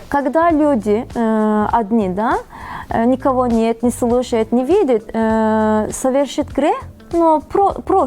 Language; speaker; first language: Russian; non-native, fluent; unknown